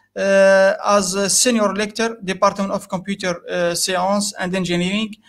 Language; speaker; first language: English; non-native, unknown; Arabic